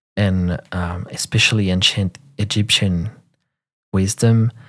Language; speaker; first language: English; non-native, fluent; French